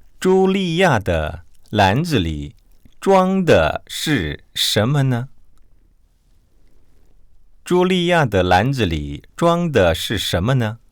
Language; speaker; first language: Chinese; non-native, fluent; Korean